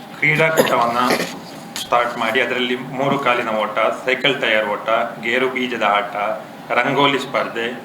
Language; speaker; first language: Kannada; native; Kannada